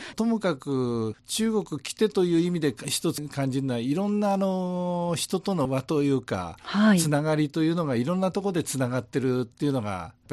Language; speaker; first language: Japanese; native; Japanese